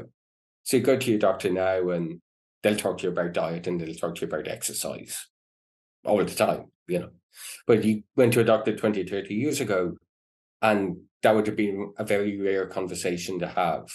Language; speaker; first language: English; native; English